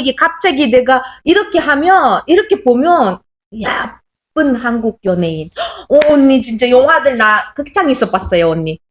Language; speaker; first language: Korean; non-native, fluent; Uzbek